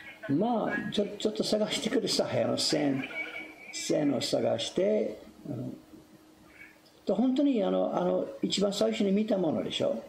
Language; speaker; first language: Japanese; non-native, fluent; English